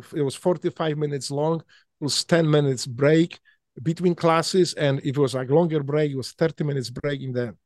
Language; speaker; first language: English; non-native, fluent; Polish